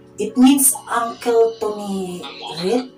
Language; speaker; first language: English; non-native, local second language; Filipino